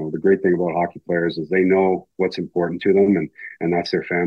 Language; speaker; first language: English; native; English